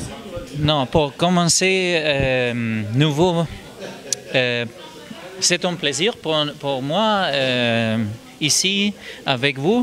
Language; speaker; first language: French; non-native, learner; German